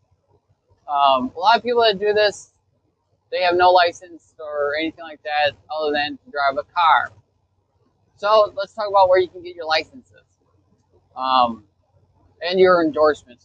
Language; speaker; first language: English; native; English